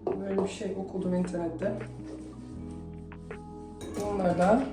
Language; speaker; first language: Turkish; early bilingual, heritage; Turkish